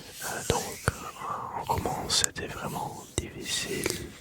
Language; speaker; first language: French; early bilingual, other home language; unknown